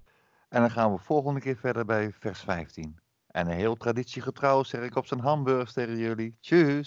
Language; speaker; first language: Dutch; native; Dutch